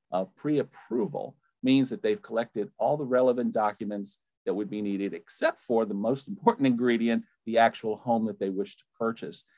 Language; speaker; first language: English; native; English